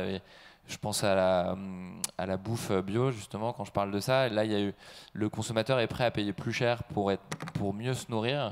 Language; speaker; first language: French; native; French